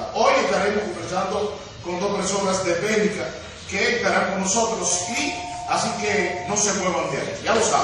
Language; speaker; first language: Spanish; native; Spanish